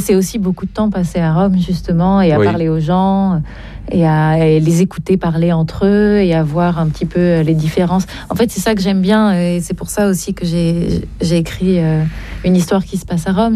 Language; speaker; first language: French; native; French